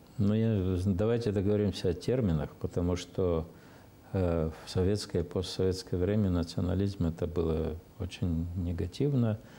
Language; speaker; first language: Russian; non-native, local second language; Romanian